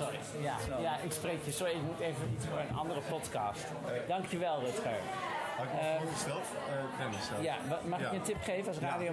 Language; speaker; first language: Dutch; native; Dutch